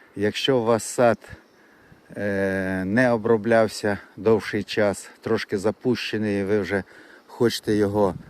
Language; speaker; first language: Ukrainian; native; Ukrainian